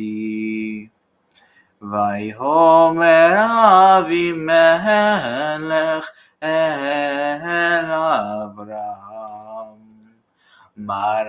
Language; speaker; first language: Hebrew; non-native, learner; English